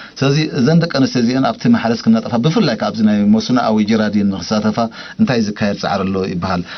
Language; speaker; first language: Tigrinya; native; Tigrinya